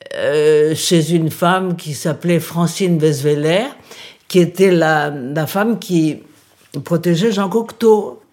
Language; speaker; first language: French; early bilingual, other home language; Portuguese